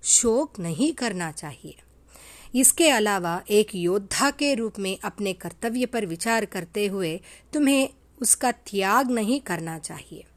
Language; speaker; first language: Hindi; non-native, local second language; Telugu